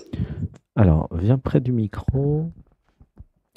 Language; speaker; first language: French; native; French